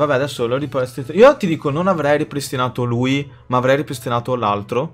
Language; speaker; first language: Italian; native; Italian